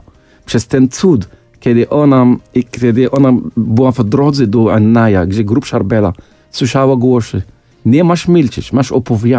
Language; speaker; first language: Polish; non-native, fluent; Arabic